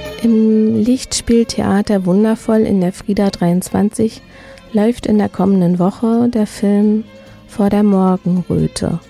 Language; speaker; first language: German; native; German